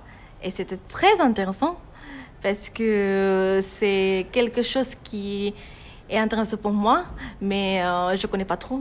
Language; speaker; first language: French; non-native, fluent; Bangla